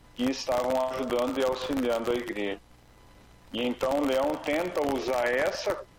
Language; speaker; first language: Portuguese; native; Portuguese